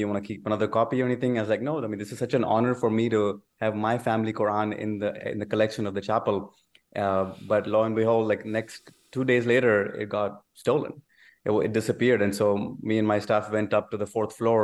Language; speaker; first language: English; non-native, local second language; Urdu